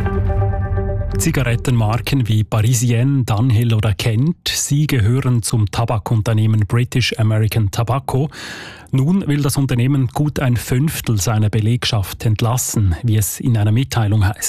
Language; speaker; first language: German; native; German